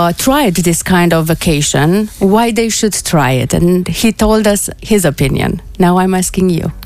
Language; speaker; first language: English; non-native, fluent; Romanian